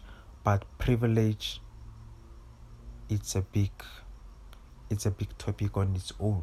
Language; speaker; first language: English; non-native, local second language; Northern Sotho